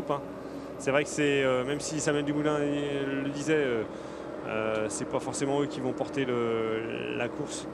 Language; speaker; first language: French; native; French